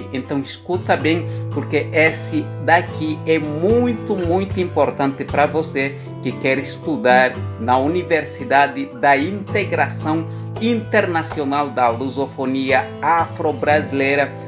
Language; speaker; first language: Portuguese; non-native, local second language; Upper Guinea Crioulo